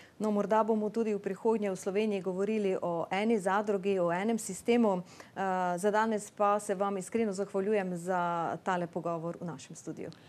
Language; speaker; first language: Slovenian; native; Slovenian